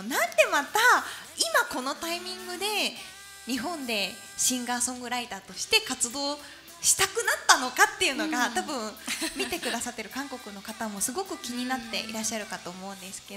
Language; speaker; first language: Japanese; native; Japanese